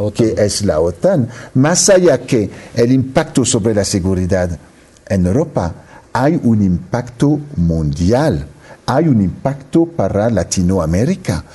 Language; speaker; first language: Spanish; non-native, fluent; French